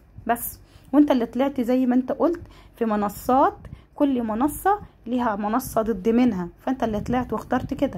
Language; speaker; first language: Arabic; native; Arabic